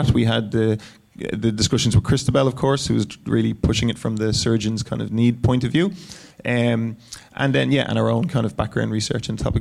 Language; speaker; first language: English; native; English